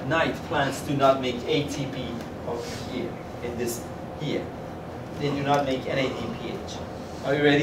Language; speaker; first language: English; non-native, fluent; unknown